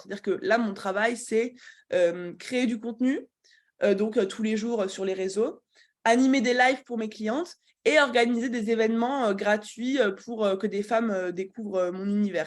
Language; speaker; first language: French; native; French